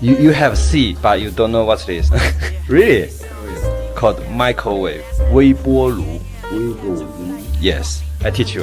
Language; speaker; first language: English; non-native, learner; Chinese